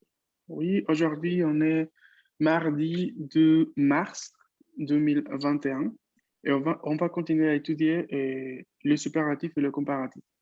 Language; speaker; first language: French; non-native, fluent; Spanish